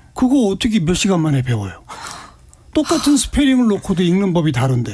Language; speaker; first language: Korean; native; Korean